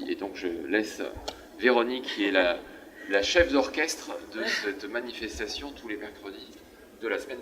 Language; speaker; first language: French; native; French